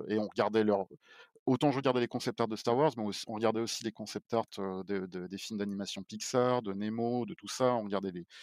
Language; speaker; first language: French; native; French